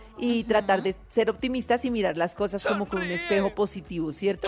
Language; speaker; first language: Spanish; native; Spanish